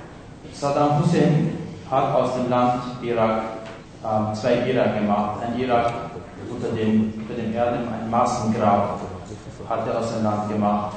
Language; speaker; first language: German; non-native, fluent; Kurdish